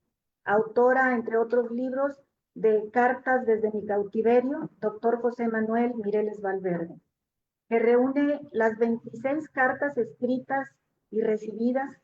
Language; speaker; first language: Spanish; native; Spanish